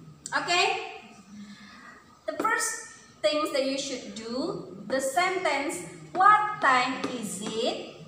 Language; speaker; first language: English; non-native, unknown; Indonesian